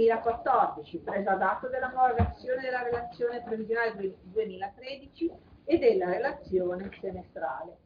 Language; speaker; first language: Italian; native; Italian